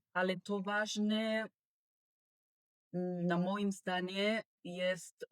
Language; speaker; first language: Polish; non-native, learner; Italian